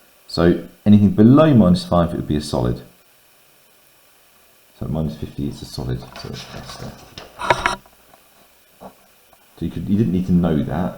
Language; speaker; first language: English; native; English